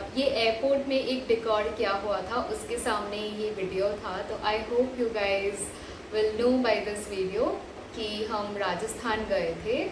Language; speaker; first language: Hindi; non-native, local second language; Bangla